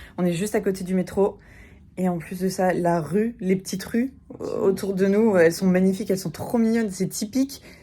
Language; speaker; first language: French; native; French